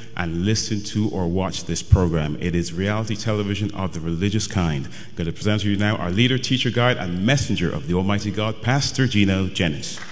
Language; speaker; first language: English; native; English